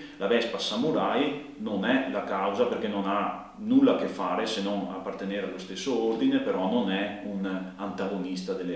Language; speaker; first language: Italian; native; Italian